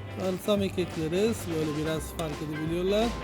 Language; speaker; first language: Turkish; non-native, learner; Italian